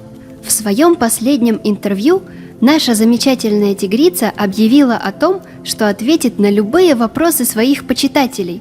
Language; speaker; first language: Russian; native; Russian